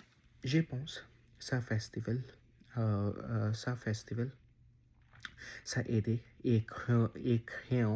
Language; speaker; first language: French; non-native, learner; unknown